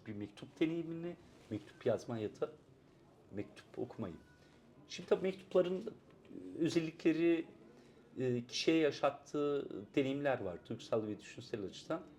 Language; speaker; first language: Turkish; non-native, local second language; Kurdish